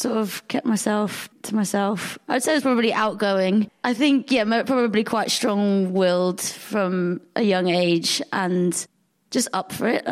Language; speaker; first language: English; native; English